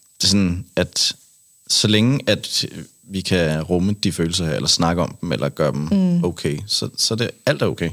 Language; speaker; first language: Danish; native; Danish